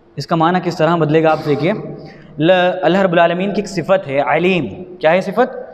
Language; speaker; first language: Urdu; native; Urdu